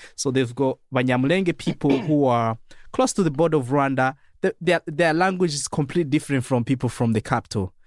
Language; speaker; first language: English; non-native, fluent; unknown